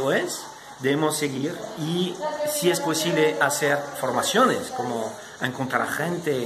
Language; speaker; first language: Spanish; non-native, fluent; French